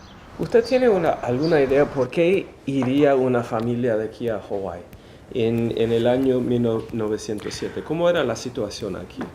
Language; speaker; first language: Spanish; early bilingual, heritage; English